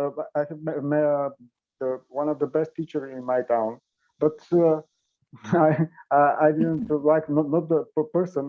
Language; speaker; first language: English; non-native, learner; Bulgarian